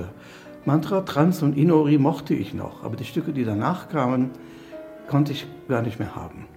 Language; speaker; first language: German; non-native, fluent; English